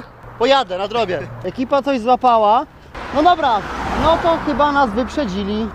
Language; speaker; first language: Polish; native; Polish